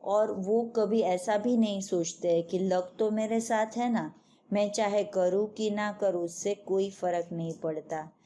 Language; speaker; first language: Hindi; non-native, local second language; Gujarati